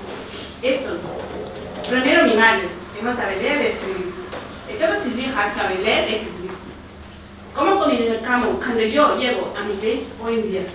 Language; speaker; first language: Spanish; non-native, learner; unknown